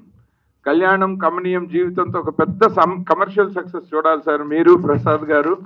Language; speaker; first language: Telugu; native; Telugu